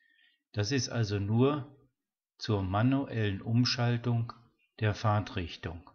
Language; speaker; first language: German; native; German